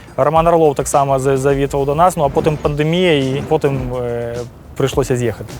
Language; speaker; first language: Belarusian; native; Belarusian